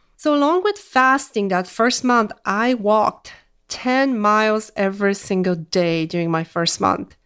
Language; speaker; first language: English; non-native, fluent; Polish